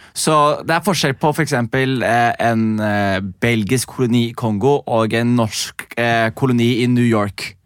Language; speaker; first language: Norwegian; early bilingual, other home language; Somali